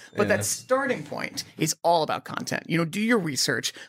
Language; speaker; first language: English; native; English